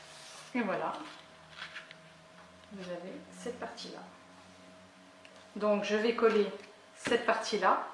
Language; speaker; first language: French; native; French